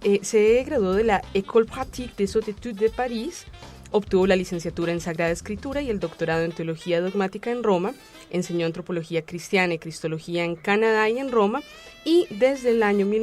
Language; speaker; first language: Spanish; native; Spanish